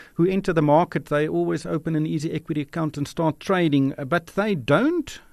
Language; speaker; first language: English; non-native, local second language; Afrikaans